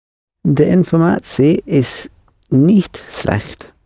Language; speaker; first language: Dutch; non-native, learner; English